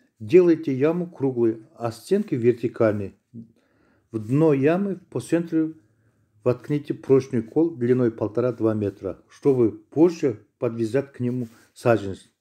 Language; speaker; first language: Russian; non-native, local second language; Kazakh